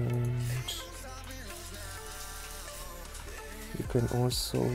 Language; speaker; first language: English; non-native, fluent; German